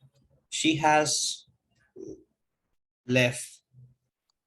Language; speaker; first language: English; non-native, learner; Spanish